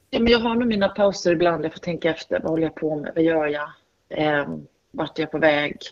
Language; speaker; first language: Swedish; native; Swedish